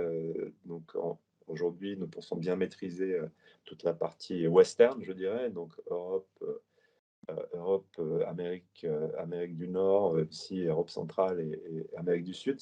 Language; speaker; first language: French; native; French